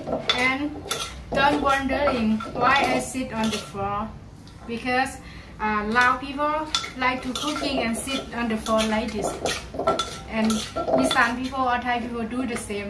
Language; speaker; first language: English; non-native, learner; Lao